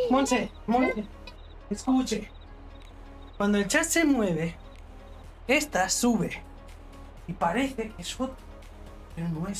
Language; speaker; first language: Spanish; non-native, learner; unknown